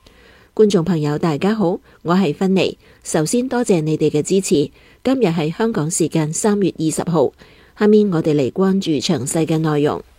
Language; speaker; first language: Chinese; non-native, local second language; Cantonese